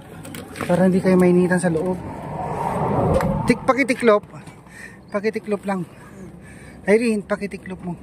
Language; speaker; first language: Filipino; native; Filipino